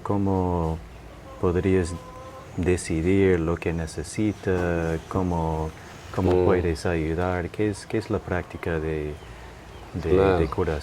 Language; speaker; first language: Spanish; non-native, fluent; English